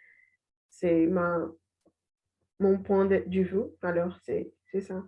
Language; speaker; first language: French; non-native, learner; Portuguese